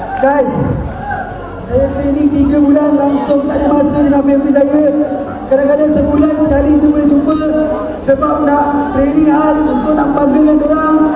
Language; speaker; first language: Malay; native; Malay